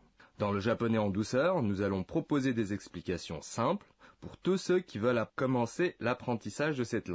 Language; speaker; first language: French; non-native, local second language; Arabic